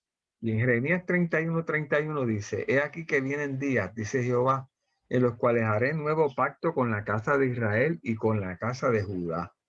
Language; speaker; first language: Spanish; native; Spanish